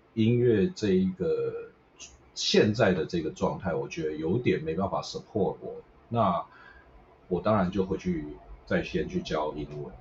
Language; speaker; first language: Chinese; native; Chinese